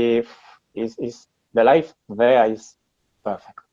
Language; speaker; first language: English; non-native, learner; Spanish